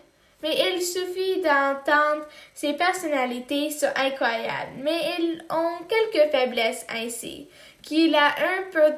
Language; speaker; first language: French; non-native, learner; English